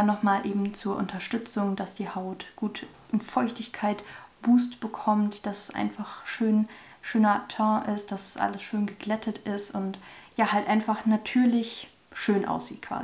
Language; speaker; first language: German; native; German